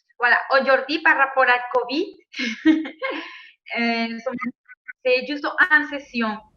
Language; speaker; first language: French; non-native, fluent; Spanish